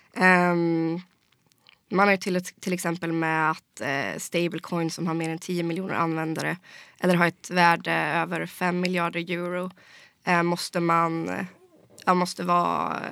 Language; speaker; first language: Swedish; native; Swedish